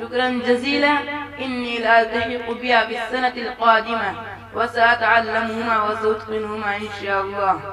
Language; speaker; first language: Arabic; non-native, learner; Urdu